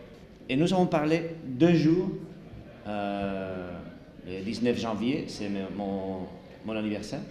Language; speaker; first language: French; non-native, learner; Spanish